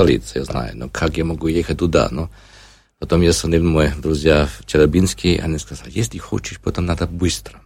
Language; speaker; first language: Russian; non-native, learner; German